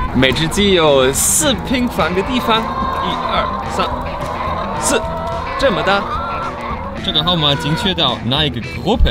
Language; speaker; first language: Chinese; non-native, fluent; German